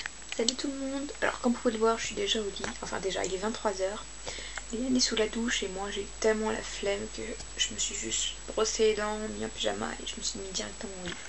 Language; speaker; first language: French; native; French